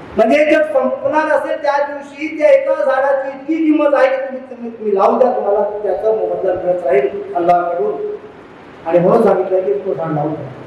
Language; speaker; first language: Marathi; non-native, local second language; Urdu